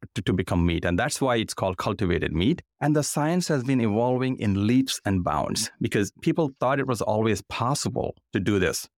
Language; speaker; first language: English; non-native, local second language; Telugu